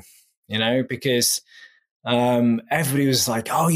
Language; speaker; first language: English; native; English